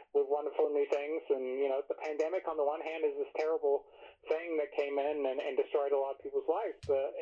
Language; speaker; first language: English; native; English